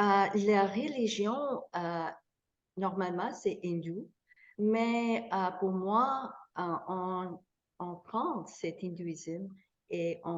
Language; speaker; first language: French; non-native, fluent; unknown